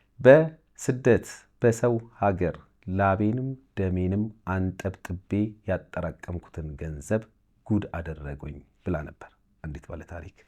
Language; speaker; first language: Amharic; native; Amharic